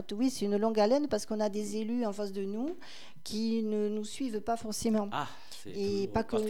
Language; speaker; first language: French; native; French